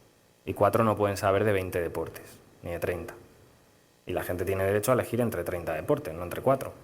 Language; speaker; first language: Spanish; native; Spanish